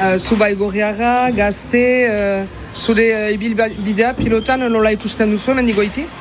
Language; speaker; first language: Basque; native; Basque